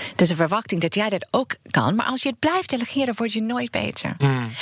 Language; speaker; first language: Dutch; non-native, fluent; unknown